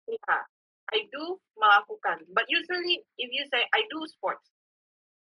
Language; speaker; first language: English; non-native, fluent; Indonesian